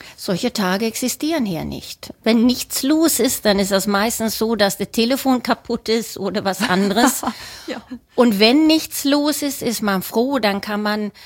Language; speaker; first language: German; non-native, fluent; Swedish